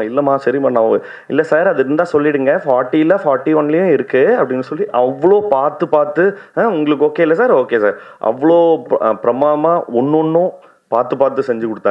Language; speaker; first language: Tamil; native; Tamil